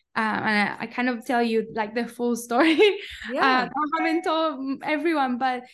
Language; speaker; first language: English; non-native, fluent; Spanish